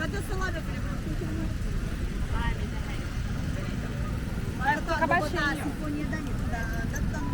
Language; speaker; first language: Portuguese; native; Portuguese